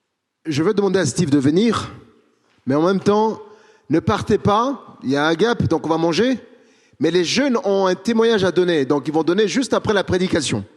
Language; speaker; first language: French; native; French